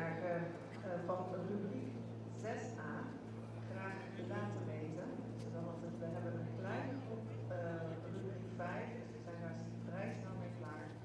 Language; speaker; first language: Dutch; native; Dutch